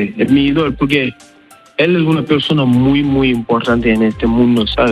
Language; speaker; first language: Spanish; non-native, learner; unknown